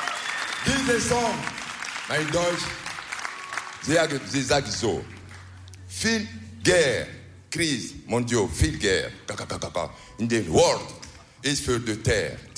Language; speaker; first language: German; non-native, learner; French